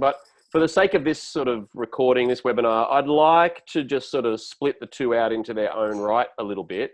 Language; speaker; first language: English; native; English